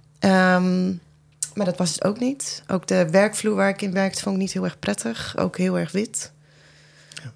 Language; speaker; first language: Dutch; early bilingual, other home language; Persian